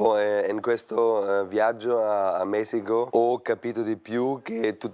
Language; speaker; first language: Italian; non-native, fluent; German